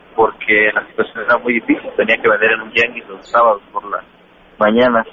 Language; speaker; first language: Spanish; native; Spanish